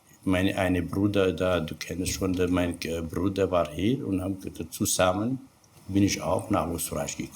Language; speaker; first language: German; non-native, learner; Kurdish